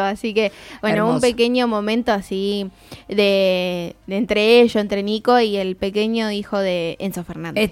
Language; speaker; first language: Spanish; native; Spanish